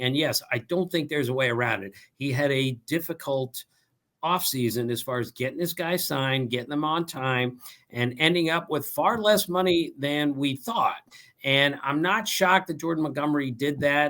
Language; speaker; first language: English; native; English